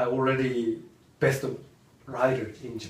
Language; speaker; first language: English; non-native, learner; Japanese